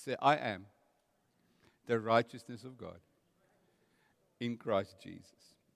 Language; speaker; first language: English; non-native, local second language; Afrikaans